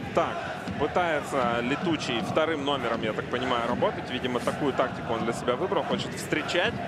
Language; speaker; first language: Russian; native; Russian